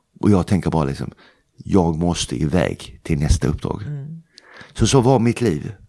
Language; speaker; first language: Swedish; native; Swedish